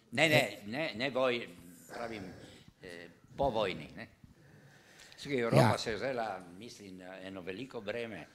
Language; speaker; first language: Slovenian; native; Slovenian